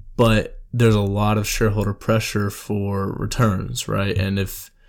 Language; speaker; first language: English; native; English